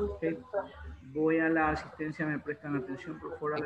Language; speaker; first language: Spanish; native; Spanish